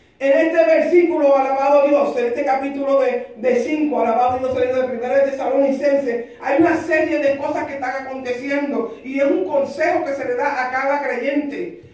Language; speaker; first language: Spanish; early bilingual, heritage; Spanish